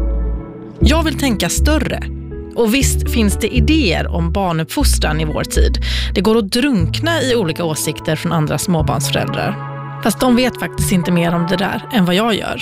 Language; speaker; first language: Swedish; native; Swedish